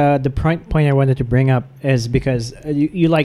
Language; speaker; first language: English; non-native, local second language; Filipino